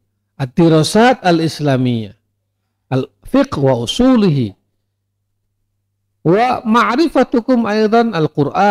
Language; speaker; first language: Arabic; non-native, fluent; Indonesian